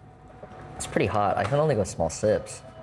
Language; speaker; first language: English; native; English